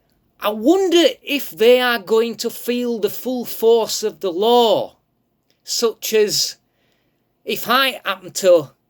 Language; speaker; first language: English; native; English